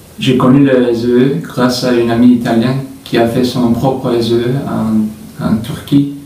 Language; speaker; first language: French; non-native, fluent; Turkish